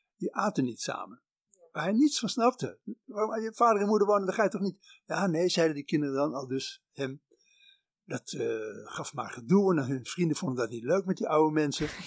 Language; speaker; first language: Dutch; native; Dutch